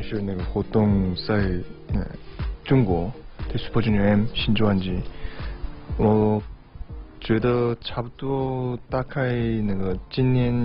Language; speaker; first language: Chinese; non-native, learner; Korean